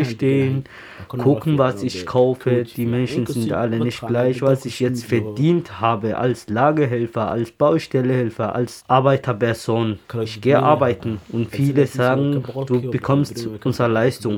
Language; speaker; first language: German; non-native, learner; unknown